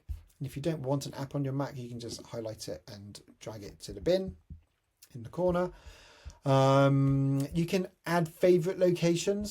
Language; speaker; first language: English; native; English